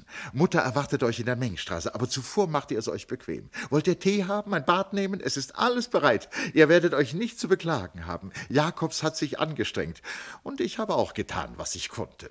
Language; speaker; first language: German; native; German